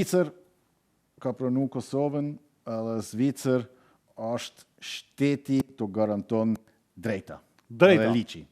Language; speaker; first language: Albanian; non-native, learner; German